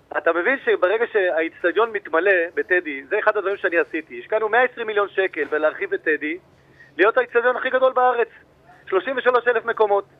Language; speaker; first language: Hebrew; native; Hebrew